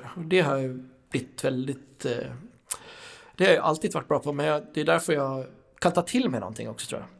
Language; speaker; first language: Swedish; native; Swedish